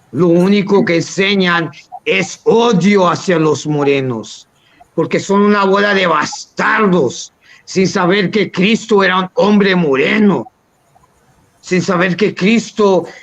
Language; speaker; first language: Spanish; early bilingual, heritage; Spanish